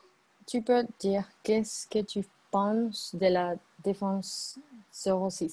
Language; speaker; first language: French; non-native, learner; Spanish